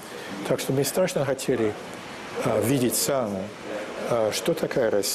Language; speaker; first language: Russian; non-native, fluent; English